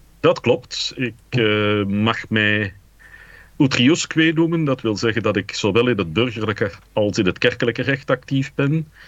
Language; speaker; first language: Dutch; native; Dutch